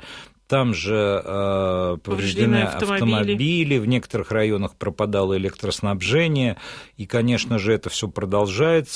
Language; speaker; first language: Russian; native; Russian